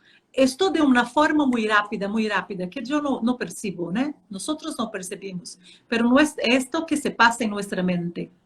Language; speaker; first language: Spanish; non-native, fluent; Portuguese